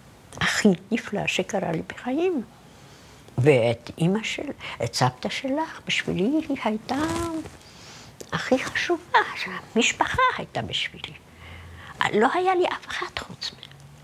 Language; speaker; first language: Hebrew; non-native, fluent; Polish